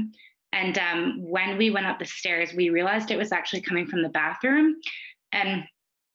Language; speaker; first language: English; native; English